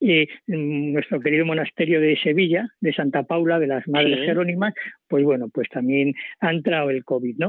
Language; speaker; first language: Spanish; native; Spanish